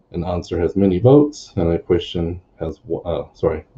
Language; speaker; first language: English; native; English